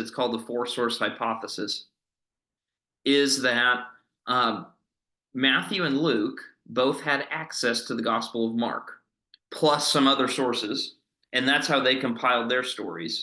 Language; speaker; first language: English; native; English